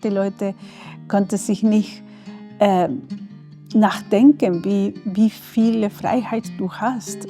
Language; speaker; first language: German; non-native, learner; Spanish